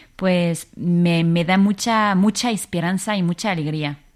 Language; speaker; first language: Spanish; non-native, fluent; French